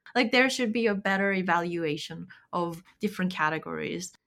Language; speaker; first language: English; non-native, fluent; Korean